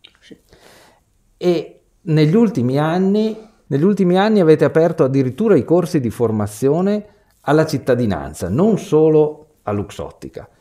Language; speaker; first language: Italian; native; Italian